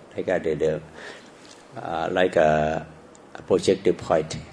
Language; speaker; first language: English; non-native, learner; Thai